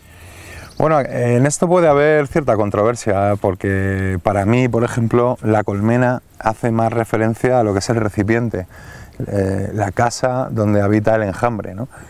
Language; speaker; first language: Spanish; native; Spanish